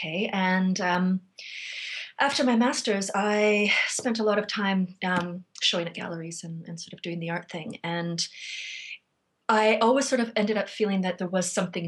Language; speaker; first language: English; native; English